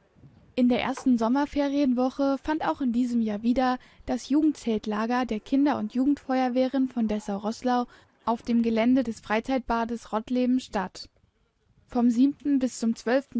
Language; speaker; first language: German; native; German